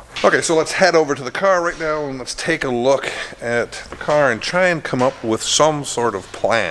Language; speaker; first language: English; native; English